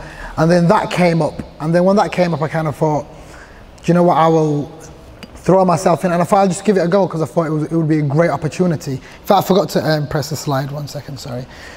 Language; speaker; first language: English; early bilingual, other home language; Somali